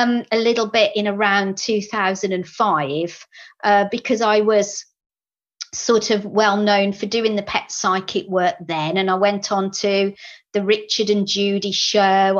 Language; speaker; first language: English; native; English